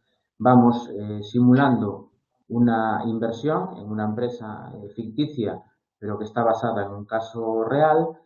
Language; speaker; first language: Spanish; native; Spanish